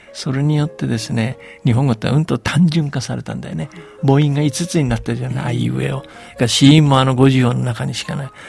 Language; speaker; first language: Japanese; native; Japanese